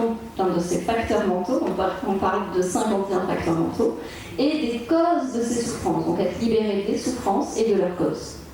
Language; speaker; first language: French; native; French